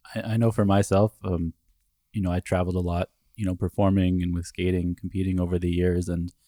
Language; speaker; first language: English; native; English